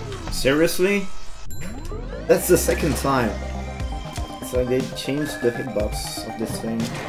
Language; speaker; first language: English; non-native, fluent; French